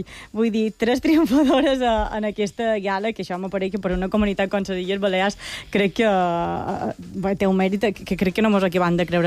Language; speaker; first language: Catalan; native; Catalan